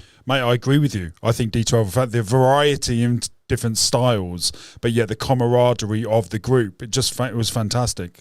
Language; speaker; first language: English; native; English